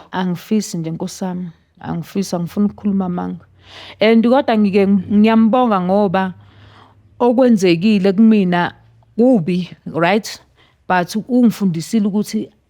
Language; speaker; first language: Zulu; native; Zulu